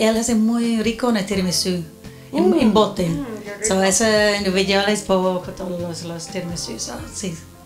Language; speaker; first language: Spanish; non-native, fluent; Portuguese